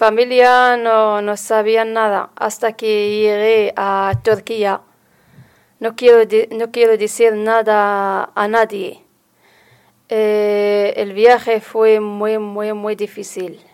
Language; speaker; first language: Spanish; non-native, learner; Arabic